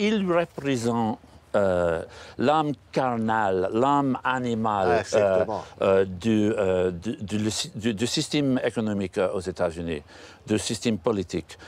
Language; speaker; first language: French; non-native, learner; English